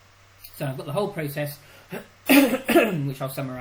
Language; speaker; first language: English; native; English